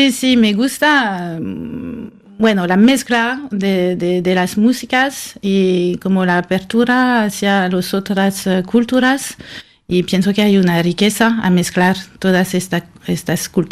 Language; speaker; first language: Spanish; non-native, fluent; French